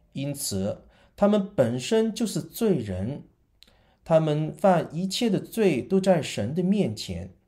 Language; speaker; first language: Chinese; non-native, local second language; Cantonese